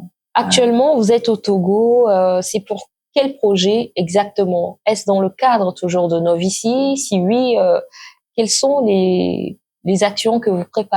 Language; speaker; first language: French; native; French